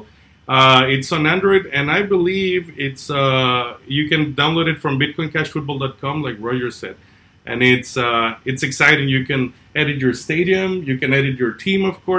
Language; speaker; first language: English; non-native, fluent; Spanish